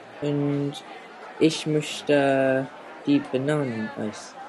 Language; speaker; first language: German; non-native, learner; English